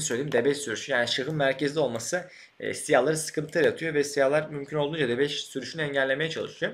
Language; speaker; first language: Turkish; native; Turkish